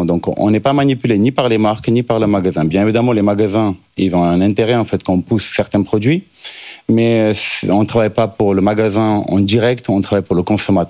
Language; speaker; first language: French; native; French